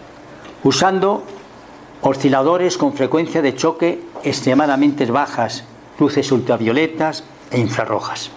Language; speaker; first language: Spanish; native; Spanish